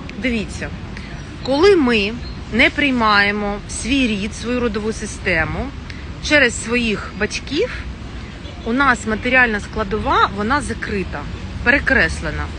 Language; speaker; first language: Ukrainian; non-native, local second language; Russian